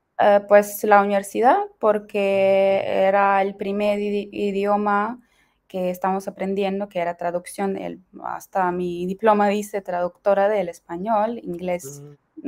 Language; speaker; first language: Spanish; non-native, fluent; Ukrainian